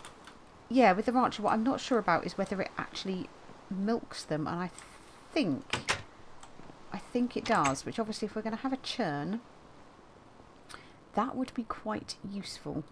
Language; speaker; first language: English; native; English